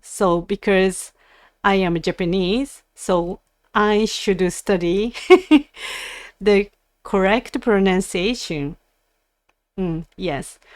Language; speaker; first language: English; non-native, learner; Japanese